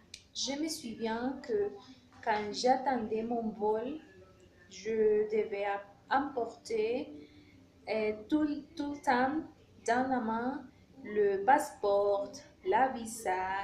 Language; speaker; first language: French; non-native, learner; Spanish